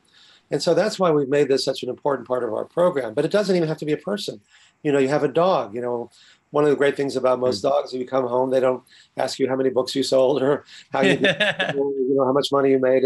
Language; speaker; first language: English; native; English